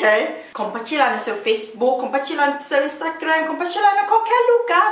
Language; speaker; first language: Portuguese; non-native, learner; Thai